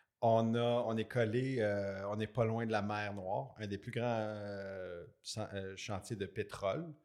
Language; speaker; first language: French; native; French